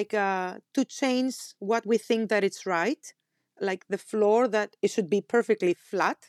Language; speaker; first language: English; non-native, fluent; Greek